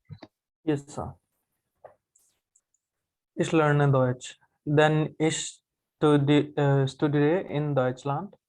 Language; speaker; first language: German; non-native, learner; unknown